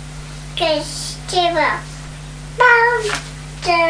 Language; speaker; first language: Japanese; native; Japanese